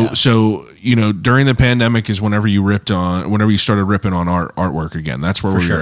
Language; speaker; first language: English; native; English